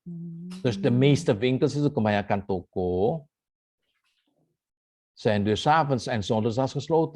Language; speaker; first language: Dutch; non-native, fluent; Indonesian